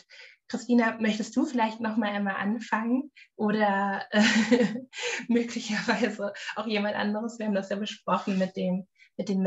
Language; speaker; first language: German; native; German